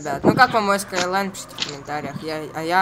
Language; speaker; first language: Russian; native; Russian